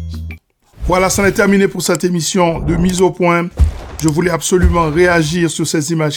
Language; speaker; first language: French; native; French